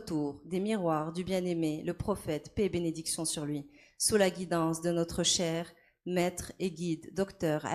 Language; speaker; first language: French; non-native, local second language; Arabic